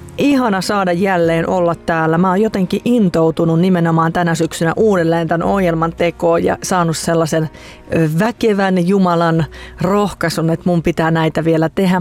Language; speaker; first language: Finnish; native; Finnish